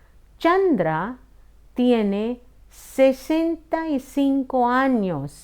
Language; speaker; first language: Spanish; non-native, fluent; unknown